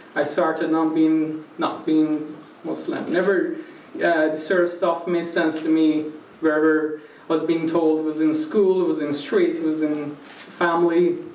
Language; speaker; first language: English; non-native, fluent; Persian